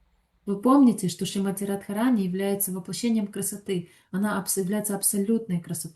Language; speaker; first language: Russian; native; Russian